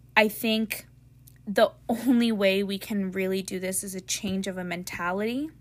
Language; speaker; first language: English; native; English